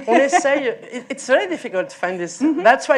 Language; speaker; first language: English; non-native, learner; French